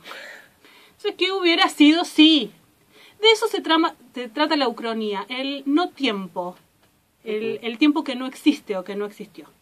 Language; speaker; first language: Spanish; native; Spanish